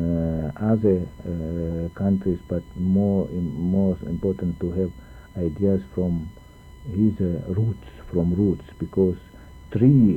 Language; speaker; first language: English; non-native, learner; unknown